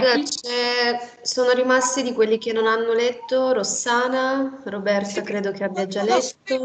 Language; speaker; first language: Italian; native; Italian